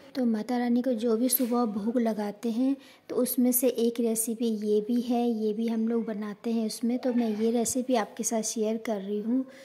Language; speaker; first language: Hindi; native; Hindi